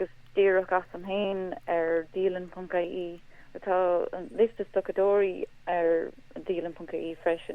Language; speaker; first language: Irish; non-native, local second language; English